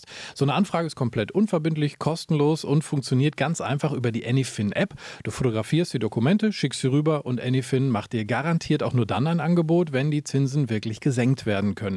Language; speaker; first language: German; native; German